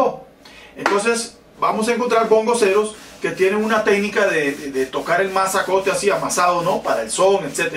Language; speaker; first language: Spanish; native; Spanish